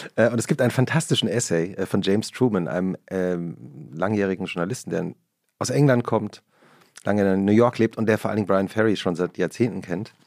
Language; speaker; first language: German; native; German